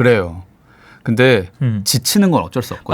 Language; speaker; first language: Korean; native; Korean